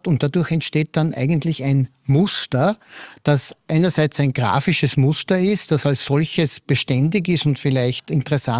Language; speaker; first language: German; native; German